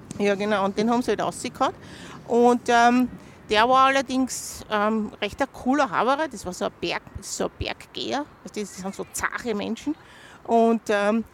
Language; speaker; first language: German; native; German